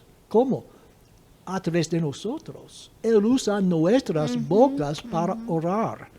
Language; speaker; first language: Spanish; non-native, fluent; English